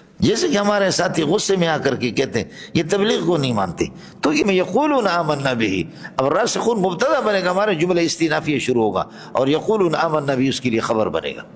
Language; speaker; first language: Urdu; non-native, local second language; Baluchi